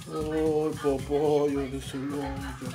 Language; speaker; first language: Spanish; native; Spanish